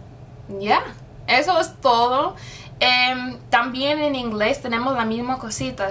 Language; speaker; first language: Spanish; non-native, fluent; English